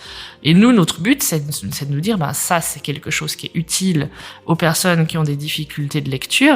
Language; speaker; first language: French; native; French